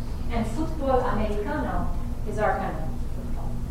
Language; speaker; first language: English; native; English